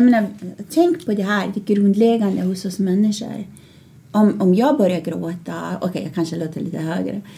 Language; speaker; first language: Swedish; non-native, fluent; Persian